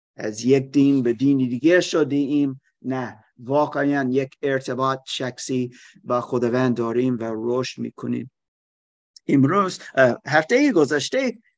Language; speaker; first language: Persian; non-native, learner; German